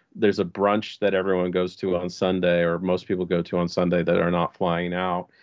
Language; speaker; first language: English; native; English